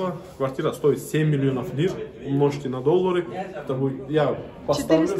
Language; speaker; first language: Russian; non-native, fluent; Turkish